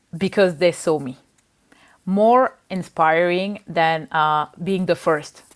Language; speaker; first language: English; non-native, fluent; French